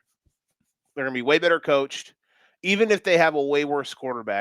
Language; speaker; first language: English; native; English